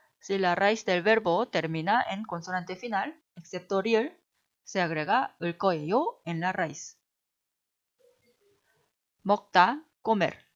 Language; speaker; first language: Spanish; non-native, fluent; Korean